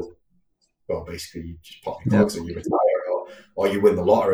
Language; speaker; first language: English; native; English